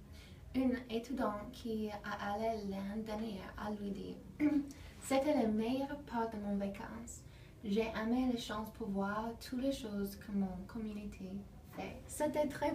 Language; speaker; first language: French; non-native, learner; English